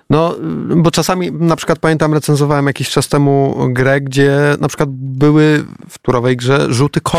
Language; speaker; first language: Polish; native; Polish